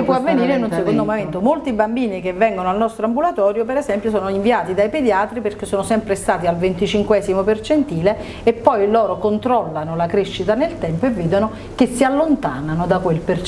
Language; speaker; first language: Italian; native; Italian